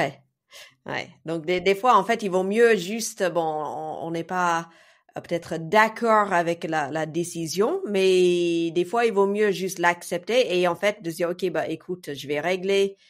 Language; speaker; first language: French; non-native, fluent; English